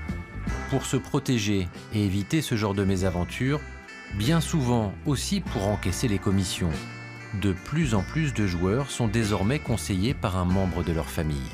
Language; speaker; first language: French; native; French